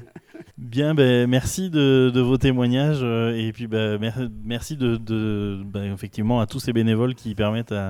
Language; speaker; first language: French; native; French